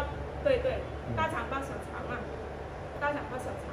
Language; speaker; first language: Chinese; non-native, fluent; Vietnamese